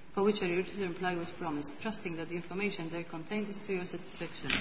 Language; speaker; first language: English; non-native, local second language; Maltese